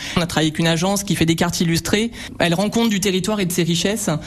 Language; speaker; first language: French; native; French